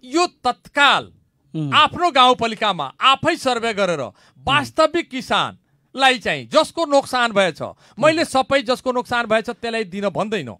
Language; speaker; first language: Nepali; non-native, local second language; Bhojpuri